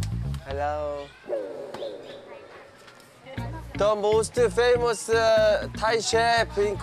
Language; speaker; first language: English; non-native, learner; Korean